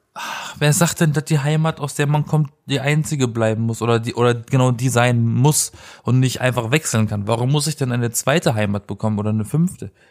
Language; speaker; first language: German; native; German